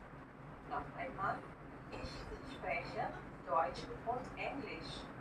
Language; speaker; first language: German; non-native, fluent; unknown